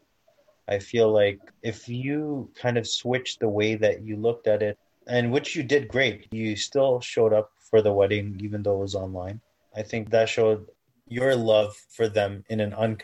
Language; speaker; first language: English; native; English